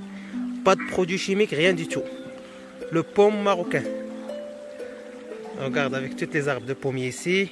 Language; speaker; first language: French; non-native, local second language; Arabic